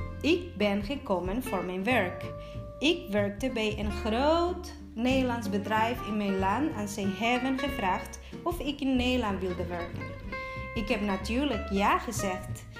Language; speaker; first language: Dutch; non-native, fluent; Spanish